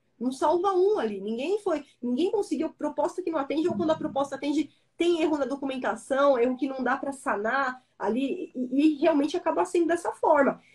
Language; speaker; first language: Portuguese; native; Portuguese